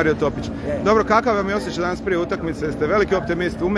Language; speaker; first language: Serbian; native; Serbian